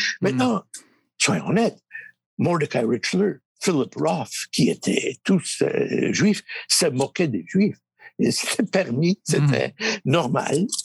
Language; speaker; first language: French; early bilingual, other home language; Polish